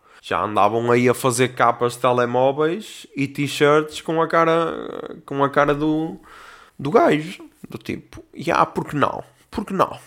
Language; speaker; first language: Portuguese; native; Portuguese